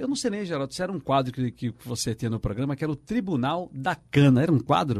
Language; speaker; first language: Portuguese; native; Portuguese